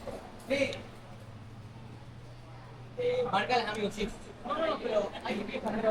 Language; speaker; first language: Spanish; native; Spanish